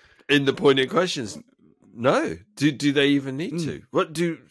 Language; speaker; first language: English; native; English